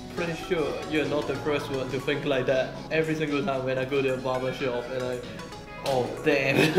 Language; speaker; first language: English; non-native, local second language; Cantonese